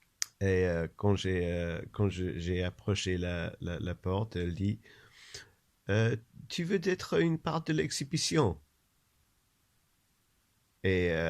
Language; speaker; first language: French; non-native, learner; English